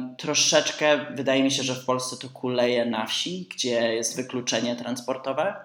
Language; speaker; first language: Polish; early bilingual, heritage; Polish